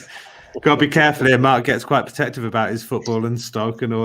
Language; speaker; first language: English; native; English